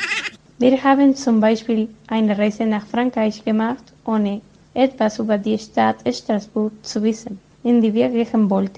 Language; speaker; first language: German; non-native, learner; Spanish